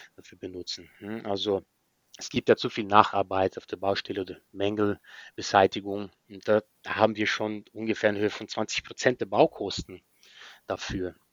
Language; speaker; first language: German; non-native, fluent; Portuguese